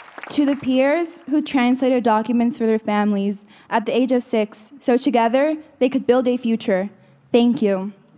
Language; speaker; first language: English; early bilingual, other home language; Spanish